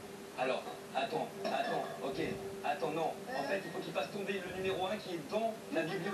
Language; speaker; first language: French; native; French